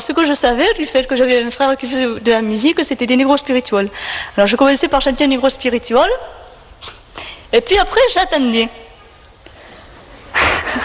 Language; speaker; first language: French; native; French